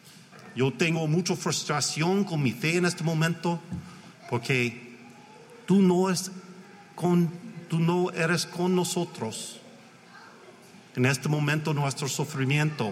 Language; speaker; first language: Spanish; non-native, learner; English